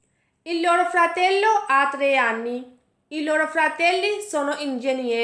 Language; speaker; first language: Italian; non-native, fluent; Urdu